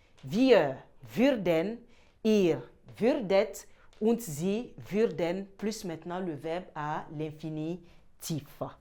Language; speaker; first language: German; non-native, fluent; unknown